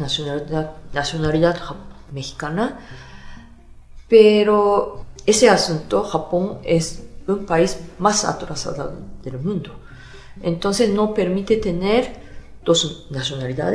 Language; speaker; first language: Spanish; non-native, fluent; Japanese